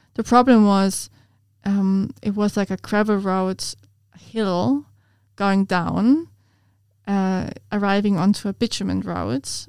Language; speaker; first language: English; non-native, fluent; German